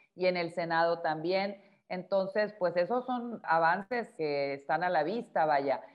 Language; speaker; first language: Spanish; native; Spanish